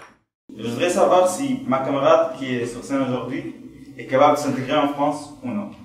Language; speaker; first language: French; non-native, fluent; Arabic